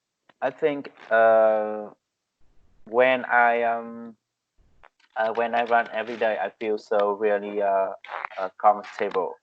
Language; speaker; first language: English; non-native, learner; Vietnamese